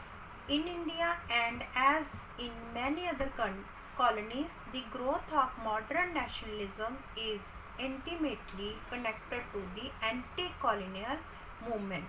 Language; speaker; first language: English; non-native, local second language; Hindi